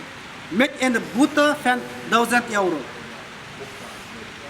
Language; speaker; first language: Dutch; non-native, fluent; Uyghur